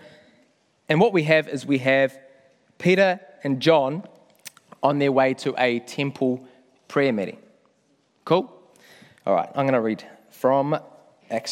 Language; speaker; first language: English; native; English